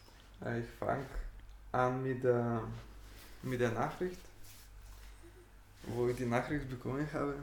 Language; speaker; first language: German; non-native, fluent; Bulgarian